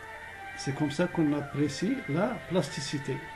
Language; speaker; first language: French; non-native, local second language; Arabic